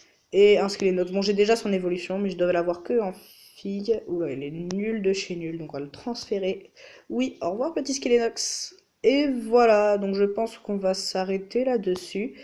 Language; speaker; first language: French; native; French